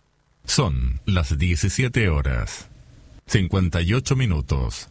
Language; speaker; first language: Spanish; native; Spanish